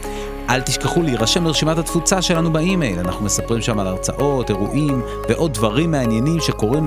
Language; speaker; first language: Hebrew; native; Hebrew